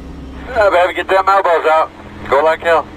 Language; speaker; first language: English; native; English